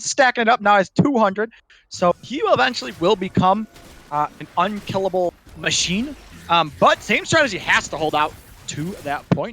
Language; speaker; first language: English; native; English